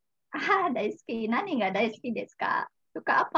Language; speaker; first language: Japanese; non-native, fluent; Indonesian